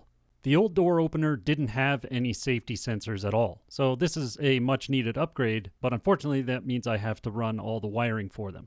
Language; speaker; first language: English; native; English